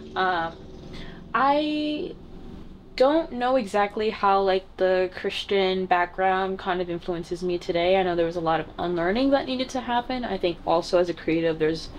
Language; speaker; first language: English; native; English